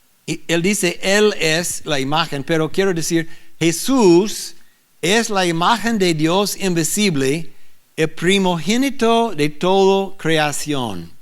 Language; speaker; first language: Spanish; non-native, learner; English